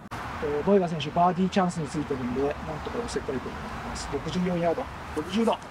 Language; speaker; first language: Japanese; native; Japanese